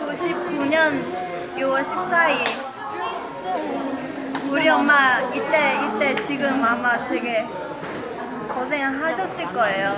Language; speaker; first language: Korean; non-native, fluent; Chinese